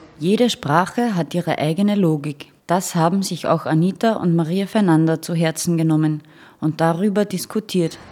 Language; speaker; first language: German; native; German